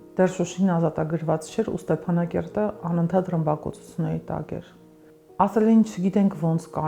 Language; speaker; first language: Armenian; native; Armenian